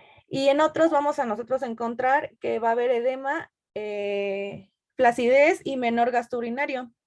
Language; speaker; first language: Spanish; native; Spanish